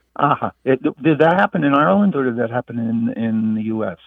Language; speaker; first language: English; native; English